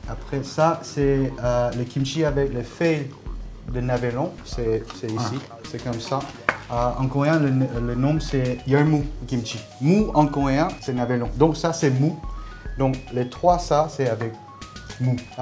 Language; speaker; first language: French; non-native, learner; Korean